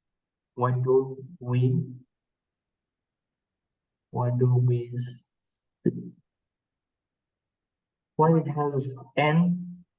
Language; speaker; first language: English; non-native, learner; Vietnamese